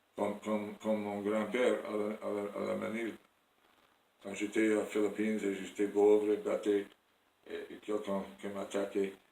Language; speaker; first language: French; non-native, learner; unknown